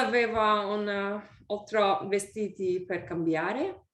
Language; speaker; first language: Italian; non-native, learner; English